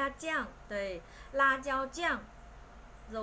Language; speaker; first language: Chinese; non-native, fluent; Vietnamese